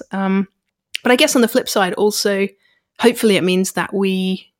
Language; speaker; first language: English; native; English